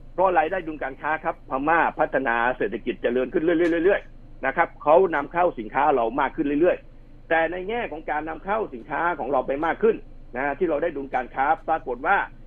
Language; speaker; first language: Thai; native; Thai